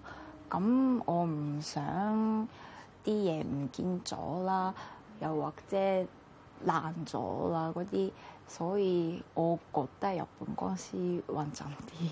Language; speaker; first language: Cantonese; non-native, fluent; Japanese